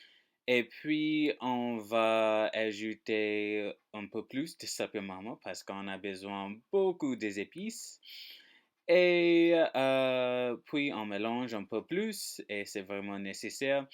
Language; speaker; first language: French; non-native, learner; English